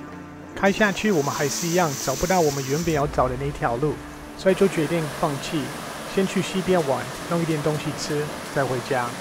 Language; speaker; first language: Chinese; non-native, fluent; English